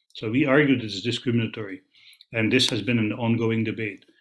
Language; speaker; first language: English; non-native, fluent; Dutch